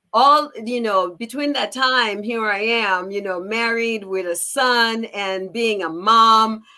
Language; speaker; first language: English; early bilingual, other home language; Haitian Creole